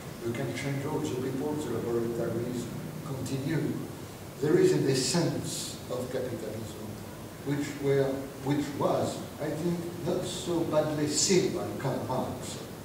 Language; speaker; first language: English; non-native, fluent; French